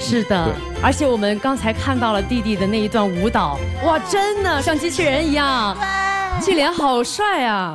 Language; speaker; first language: Chinese; native; Chinese